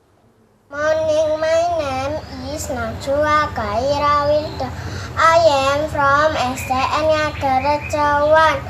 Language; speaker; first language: English; non-native, learner; Indonesian